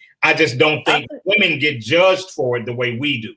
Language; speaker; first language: English; native; English